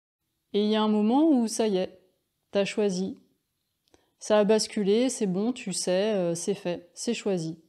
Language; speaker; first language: French; native; French